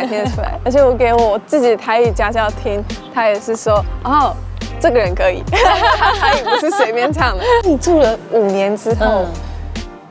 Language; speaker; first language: Chinese; non-native, fluent; English